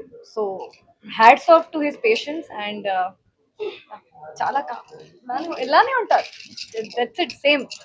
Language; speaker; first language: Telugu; non-native, fluent; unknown